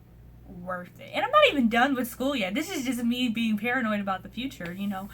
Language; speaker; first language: English; native; English